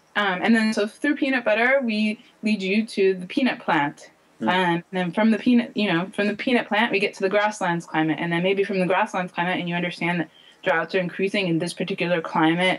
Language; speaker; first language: English; native; English